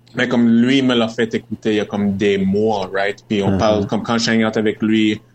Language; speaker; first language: French; native; French